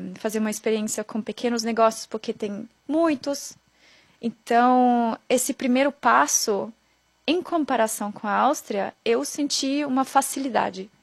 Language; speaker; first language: Portuguese; non-native, fluent; German